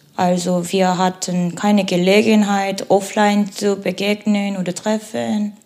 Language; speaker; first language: German; non-native, fluent; Korean